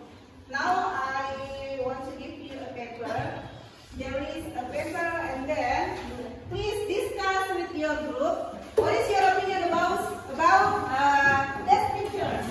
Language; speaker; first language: English; non-native, fluent; Indonesian